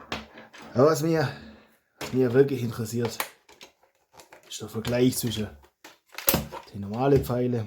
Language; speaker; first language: German; native; German